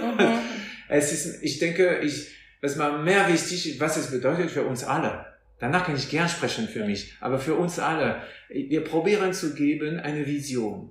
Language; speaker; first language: German; non-native, fluent; French